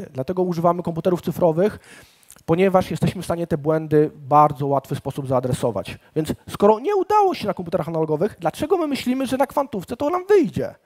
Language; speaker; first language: Polish; native; Polish